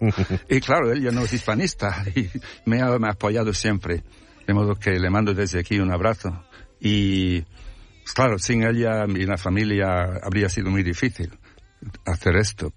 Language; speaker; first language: Spanish; non-native, fluent; English